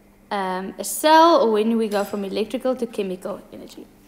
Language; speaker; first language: English; non-native, local second language; Afrikaans